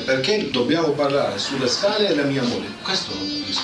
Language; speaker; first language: Italian; non-native, fluent; Albanian